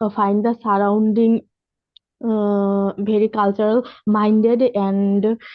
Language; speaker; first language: English; non-native, local second language; Bangla